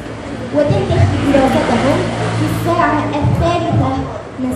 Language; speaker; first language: Arabic; non-native, learner; Indonesian